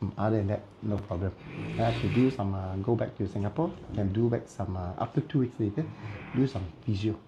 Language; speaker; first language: English; non-native, local second language; Cantonese